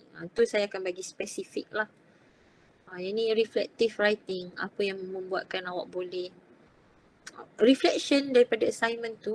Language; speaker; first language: Malay; native; Malay